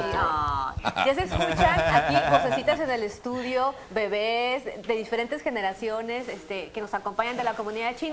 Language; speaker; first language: Spanish; native; Spanish